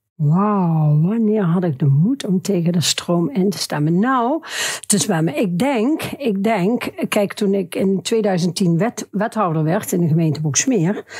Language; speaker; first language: Dutch; native; Dutch